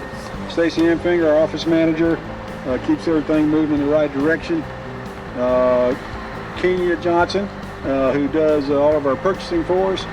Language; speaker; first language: English; native; English